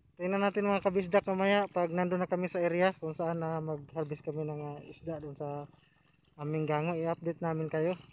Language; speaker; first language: Filipino; non-native, local second language; Cebuano